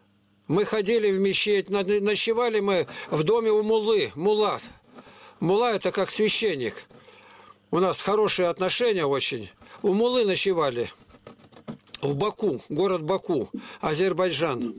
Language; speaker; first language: Russian; native; Russian